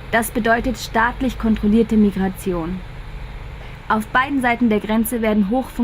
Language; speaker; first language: German; native; German